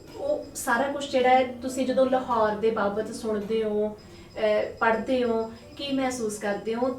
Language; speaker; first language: Punjabi; native; Punjabi